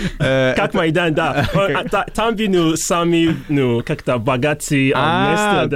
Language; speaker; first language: Russian; non-native, learner; English